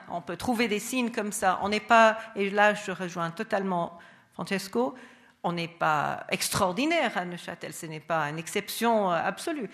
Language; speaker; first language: French; non-native, fluent; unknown